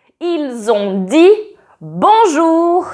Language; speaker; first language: French; non-native, fluent; Polish